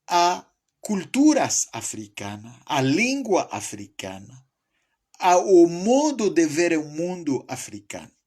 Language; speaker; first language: Portuguese; non-native, fluent; French